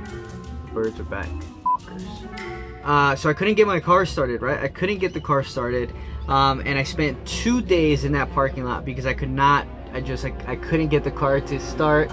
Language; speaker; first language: English; native; English